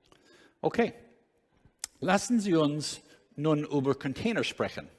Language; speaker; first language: German; non-native, learner; English